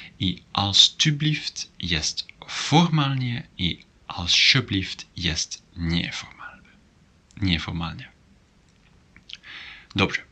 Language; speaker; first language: Polish; non-native, learner; Dutch